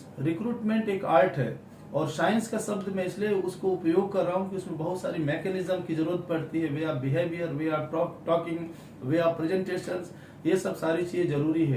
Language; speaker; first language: Hindi; native; Hindi